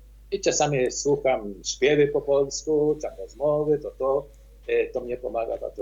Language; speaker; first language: Polish; early bilingual, heritage; Polish